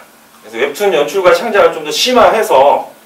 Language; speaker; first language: Korean; native; Korean